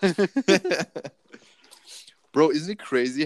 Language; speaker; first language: English; non-native, fluent; German